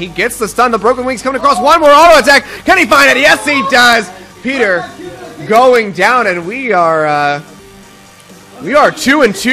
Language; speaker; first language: English; native; English